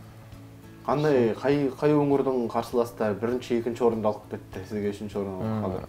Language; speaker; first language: Kazakh; native; Kazakh